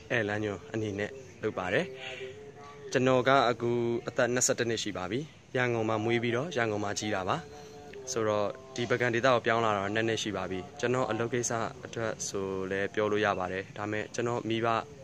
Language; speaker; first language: Burmese; native; Burmese